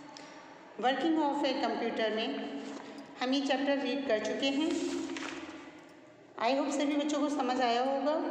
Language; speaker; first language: Hindi; native; Hindi